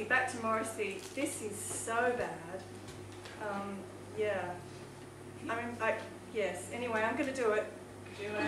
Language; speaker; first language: English; native; English